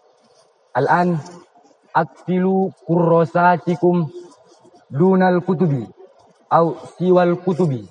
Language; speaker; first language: Arabic; non-native, learner; Indonesian